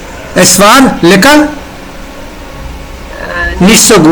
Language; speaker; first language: German; non-native, fluent; Hindi